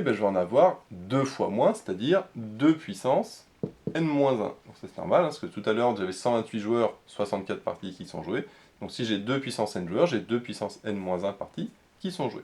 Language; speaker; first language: French; native; French